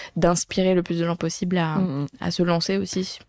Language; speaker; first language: French; native; French